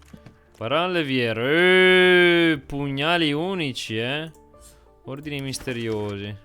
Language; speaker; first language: Italian; native; Italian